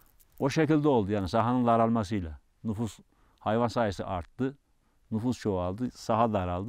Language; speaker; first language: Turkish; native; Turkish